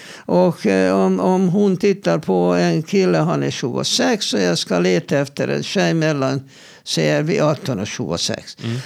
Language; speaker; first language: Swedish; non-native, fluent; Hebrew